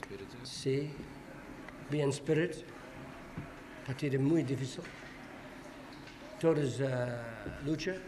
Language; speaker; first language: Spanish; non-native, learner; English